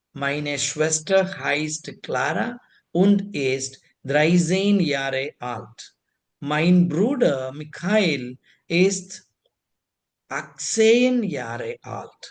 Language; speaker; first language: German; non-native, fluent; Malayalam